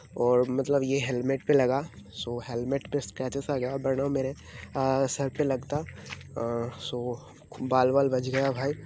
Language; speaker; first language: Hindi; non-native, local second language; Bangla